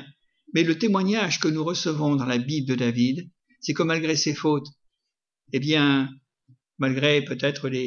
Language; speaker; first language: French; native; French